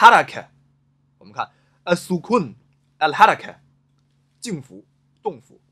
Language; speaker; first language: Chinese; native; Chinese